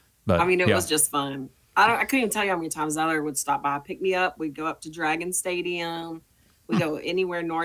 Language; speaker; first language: English; native; English